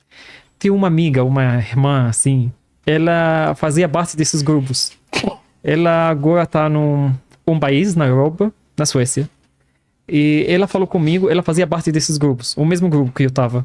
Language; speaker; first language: Portuguese; non-native, fluent; Arabic